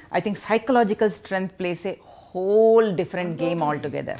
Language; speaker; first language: English; non-native, local second language; Telugu